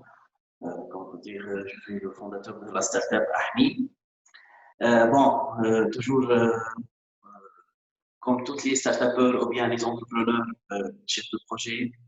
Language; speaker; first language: French; non-native, local second language; Arabic